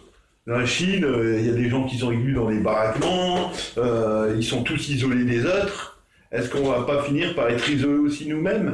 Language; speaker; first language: French; native; French